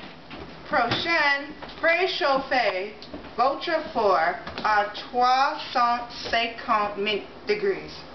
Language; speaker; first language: French; non-native, learner; English